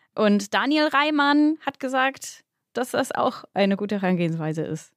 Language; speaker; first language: German; non-native, fluent; English